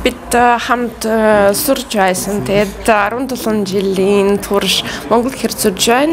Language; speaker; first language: Mongolian; non-native, fluent; Russian